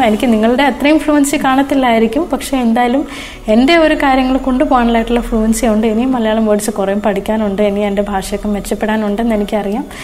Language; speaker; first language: Malayalam; early bilingual, other home language; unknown